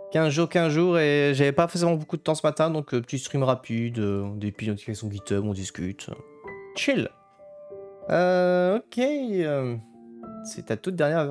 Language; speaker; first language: French; native; French